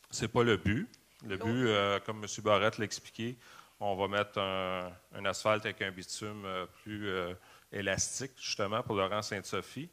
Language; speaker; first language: French; native; French